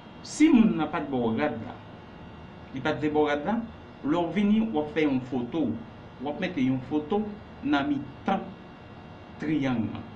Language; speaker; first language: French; non-native, local second language; Haitian Creole